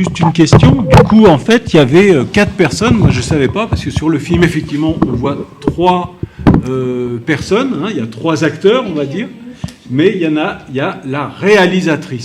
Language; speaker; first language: French; native; French